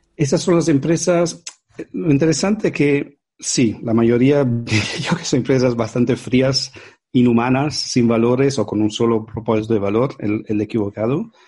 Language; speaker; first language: Spanish; non-native, fluent; Italian